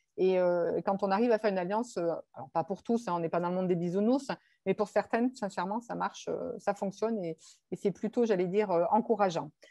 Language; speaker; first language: French; native; French